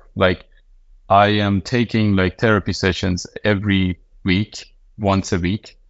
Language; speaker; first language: English; non-native, fluent; Persian